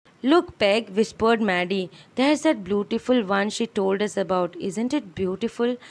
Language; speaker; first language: English; non-native, local second language; Malayalam